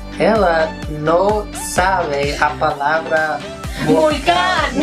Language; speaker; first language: Portuguese; non-native, fluent; Spanish